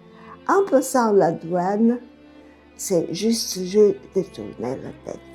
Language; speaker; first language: French; non-native, fluent; Bulgarian